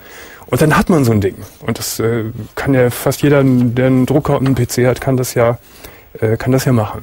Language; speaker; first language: German; native; German